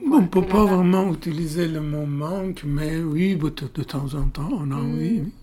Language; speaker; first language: French; non-native, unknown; Persian